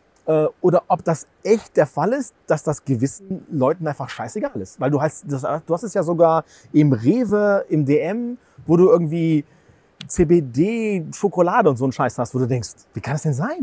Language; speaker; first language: German; native; German